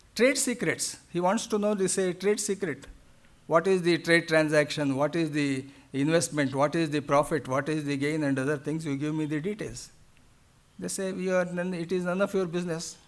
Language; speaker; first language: English; non-native, local second language; Kannada